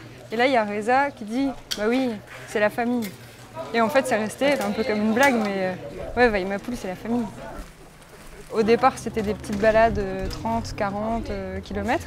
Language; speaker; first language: French; native; French